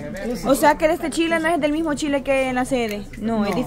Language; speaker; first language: Spanish; native; Spanish